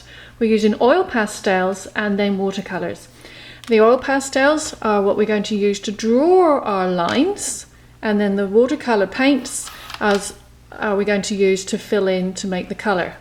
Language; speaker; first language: English; native; English